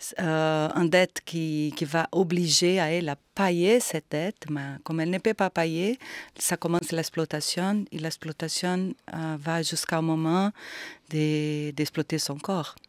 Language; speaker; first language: French; non-native, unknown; Portuguese